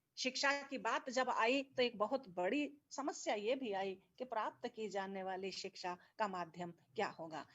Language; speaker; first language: Hindi; native; Hindi